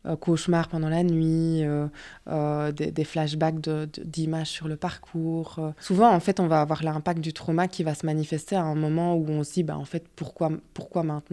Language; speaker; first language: French; native; French